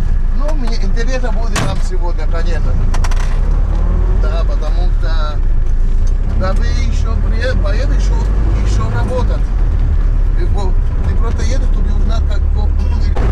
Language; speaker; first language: Russian; non-native, learner; Spanish